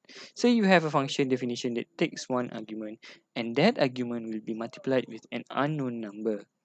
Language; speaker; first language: English; non-native, local second language; Malay